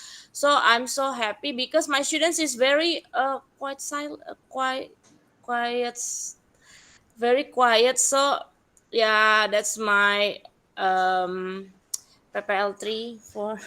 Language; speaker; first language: English; non-native, learner; Indonesian